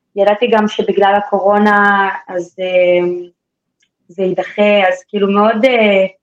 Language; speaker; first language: Hebrew; native; Hebrew